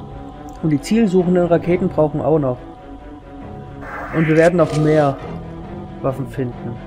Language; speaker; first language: German; native; German